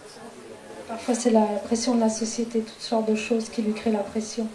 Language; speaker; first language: French; native; French